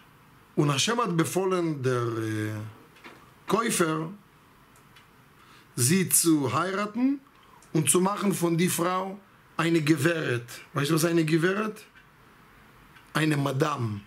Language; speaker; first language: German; non-native, fluent; Hebrew